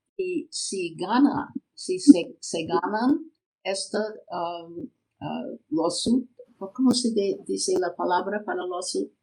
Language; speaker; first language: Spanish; non-native, learner; English